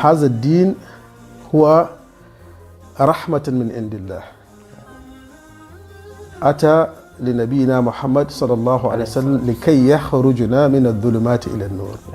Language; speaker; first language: Arabic; non-native, fluent; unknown